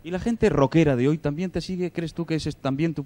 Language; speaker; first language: Spanish; native; Spanish